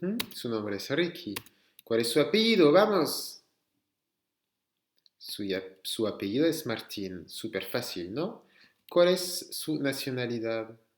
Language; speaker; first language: Spanish; non-native, fluent; French